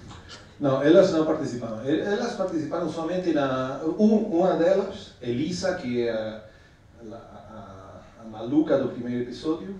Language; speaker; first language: Portuguese; non-native, fluent; Spanish